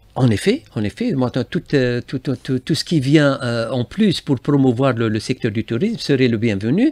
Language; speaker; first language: French; non-native, local second language; Arabic